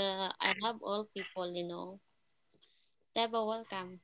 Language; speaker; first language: English; non-native, fluent; Filipino